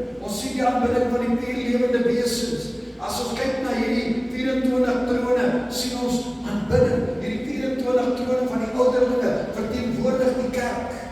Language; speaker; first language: Afrikaans; non-native, local second language; English